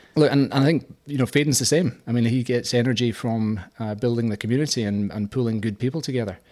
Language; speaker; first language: English; native; English